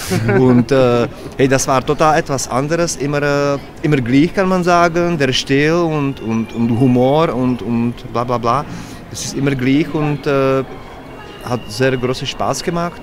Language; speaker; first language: German; non-native, learner; Czech